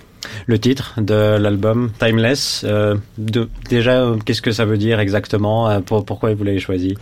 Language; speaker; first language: French; native; French